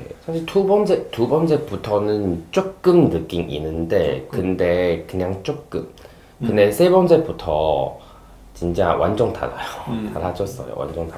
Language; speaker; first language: Korean; non-native, learner; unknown